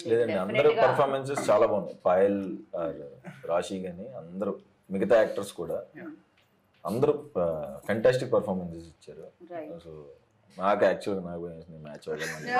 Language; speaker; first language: Telugu; native; Telugu